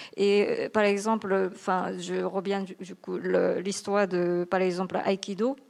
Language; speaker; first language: French; non-native, fluent; Japanese